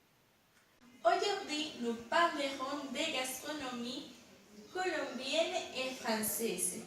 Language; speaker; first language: French; non-native, fluent; Spanish